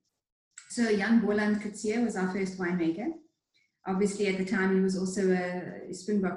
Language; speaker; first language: English; native; English